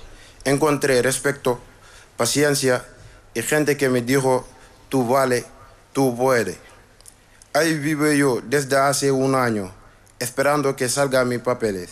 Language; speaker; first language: Spanish; non-native, learner; Wolof